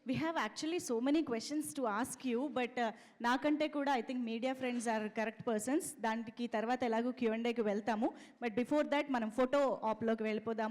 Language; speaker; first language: Telugu; native; Telugu